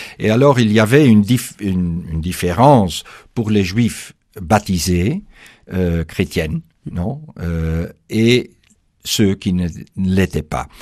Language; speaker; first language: French; non-native, fluent; Dutch